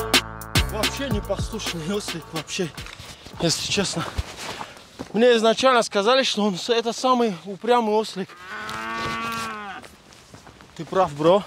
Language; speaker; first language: Russian; non-native, local second language; Tajik